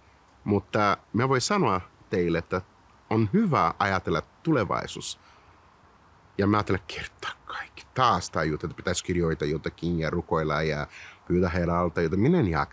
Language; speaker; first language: Finnish; non-native, fluent; Portuguese